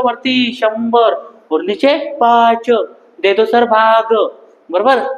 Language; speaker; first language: Hindi; non-native, local second language; Marathi